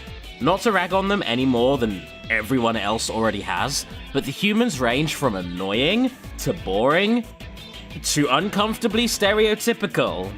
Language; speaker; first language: English; native; English